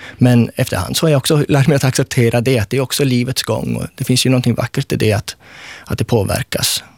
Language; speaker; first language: Swedish; native; Swedish